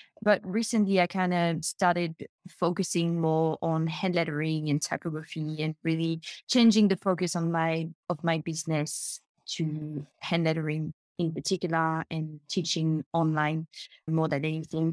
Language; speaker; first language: English; non-native, fluent; French